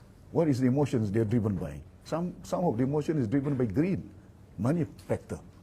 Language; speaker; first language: English; non-native, local second language; Malay